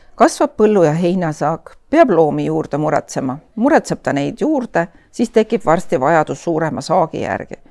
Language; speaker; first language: Estonian; native; Estonian